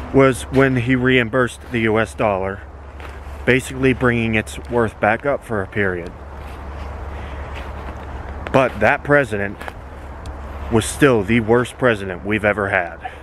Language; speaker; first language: English; native; English